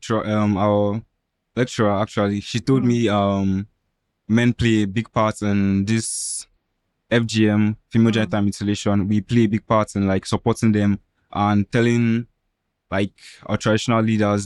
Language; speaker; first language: English; non-native, local second language; Igbo